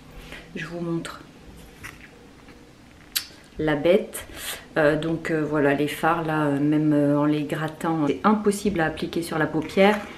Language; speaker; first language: French; native; French